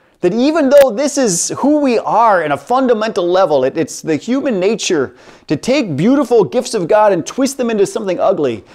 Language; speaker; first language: English; native; English